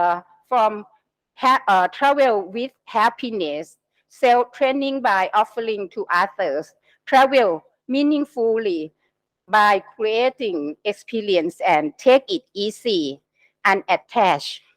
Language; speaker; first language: English; non-native, learner; Thai